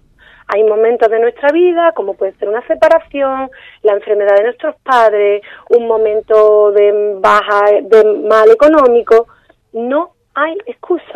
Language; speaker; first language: Spanish; native; Spanish